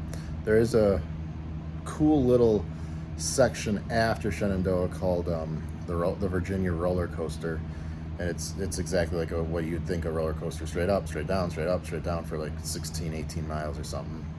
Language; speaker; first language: English; native; English